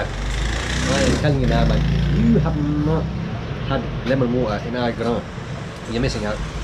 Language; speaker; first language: English; early bilingual, other home language; Punjabi